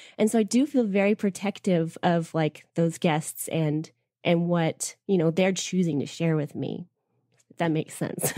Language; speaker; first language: English; native; English